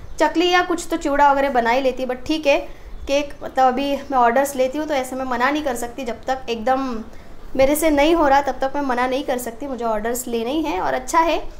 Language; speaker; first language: Hindi; non-native, local second language; Marathi